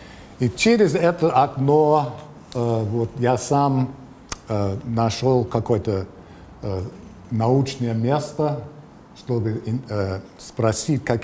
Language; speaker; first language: Russian; non-native, fluent; English